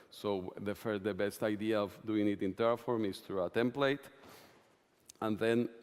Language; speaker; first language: English; non-native, fluent; Spanish